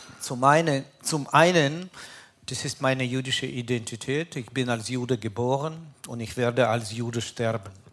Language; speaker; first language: German; non-native, fluent; Russian